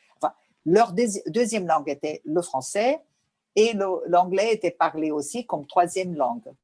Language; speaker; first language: French; non-native, fluent; Portuguese